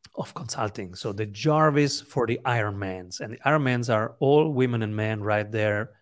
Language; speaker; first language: English; non-native, fluent; Italian